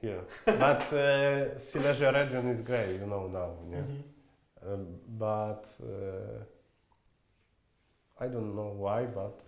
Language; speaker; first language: English; non-native, fluent; Polish